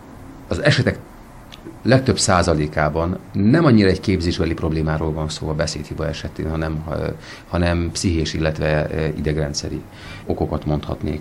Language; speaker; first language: Hungarian; native; Hungarian